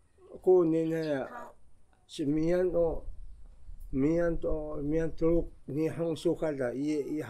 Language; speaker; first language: Chinese; non-native, local second language; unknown